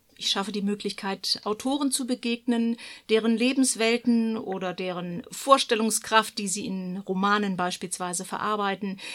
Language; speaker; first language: German; native; German